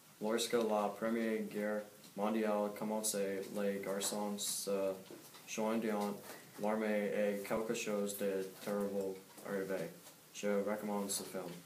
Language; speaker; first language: French; non-native, learner; English